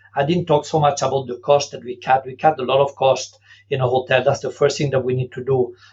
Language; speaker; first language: English; non-native, fluent; French